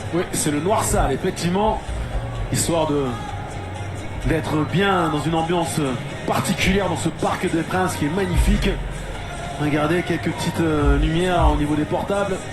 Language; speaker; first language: French; native; French